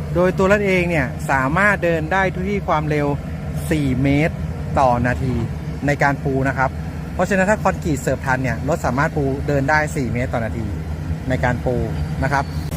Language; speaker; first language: Thai; native; Thai